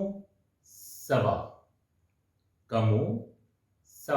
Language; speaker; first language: French; non-native, fluent; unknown